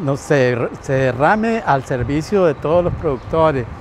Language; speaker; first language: Spanish; native; Spanish